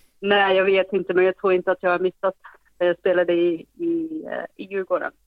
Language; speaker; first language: Swedish; non-native, fluent; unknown